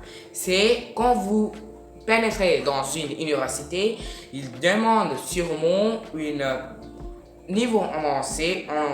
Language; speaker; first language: French; non-native, learner; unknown